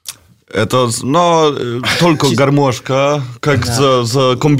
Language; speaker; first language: Russian; non-native, learner; Polish